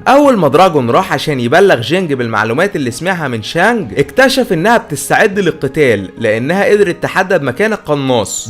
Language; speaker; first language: Arabic; native; Arabic